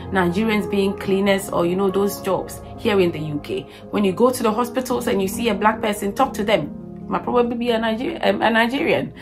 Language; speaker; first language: English; non-native, local second language; Akan